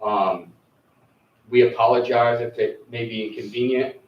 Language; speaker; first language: English; early bilingual, other home language; Arabic